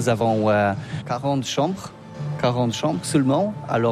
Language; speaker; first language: French; non-native, learner; Polish